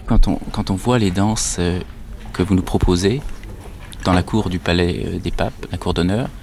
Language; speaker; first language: French; native; French